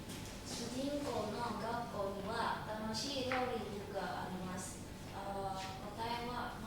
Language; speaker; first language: Japanese; non-native, learner; Indonesian